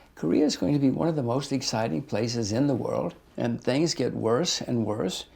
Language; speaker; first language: English; native; English